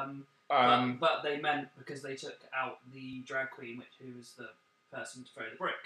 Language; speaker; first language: English; native; English